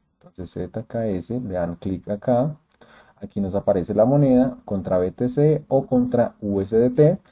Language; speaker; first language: Spanish; native; Spanish